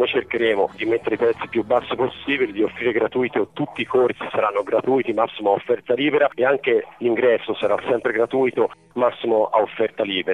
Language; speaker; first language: Italian; native; Italian